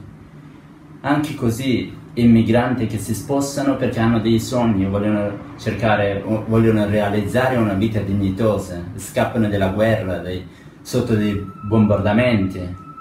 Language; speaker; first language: Italian; non-native, fluent; Persian